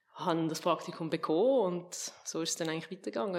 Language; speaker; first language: German; native; German